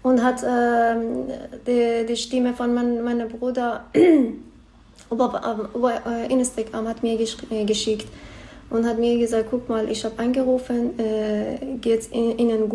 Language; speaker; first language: German; non-native, learner; Persian